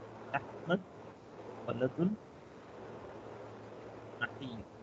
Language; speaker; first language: Arabic; non-native, learner; Urdu